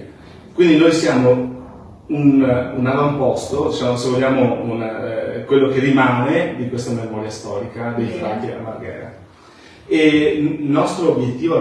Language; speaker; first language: Italian; native; Italian